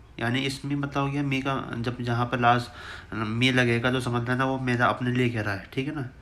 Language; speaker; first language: Urdu; native; Urdu